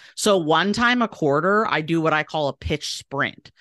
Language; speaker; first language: English; native; English